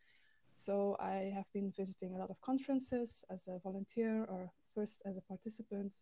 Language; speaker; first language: English; non-native, fluent; Dutch